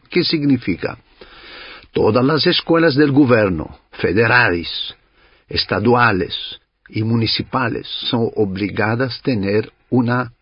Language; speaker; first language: Spanish; non-native, learner; Greek